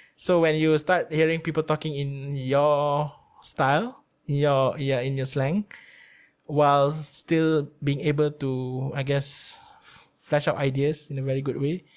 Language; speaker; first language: English; non-native, local second language; Malay